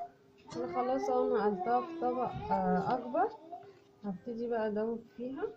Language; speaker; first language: Arabic; native; Arabic